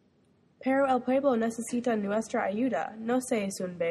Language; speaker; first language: Spanish; non-native, learner; English